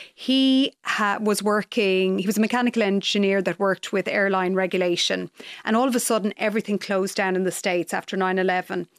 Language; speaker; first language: English; native; English